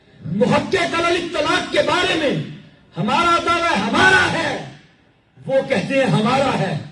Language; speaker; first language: Urdu; non-native, local second language; Punjabi